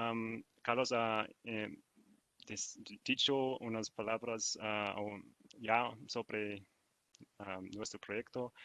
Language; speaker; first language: Spanish; non-native, learner; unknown